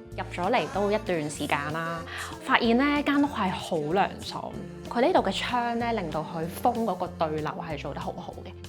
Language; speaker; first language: Cantonese; native; Cantonese